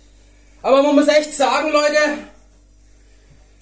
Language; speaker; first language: German; native; German